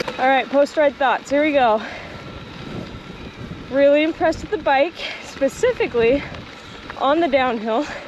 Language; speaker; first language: English; native; English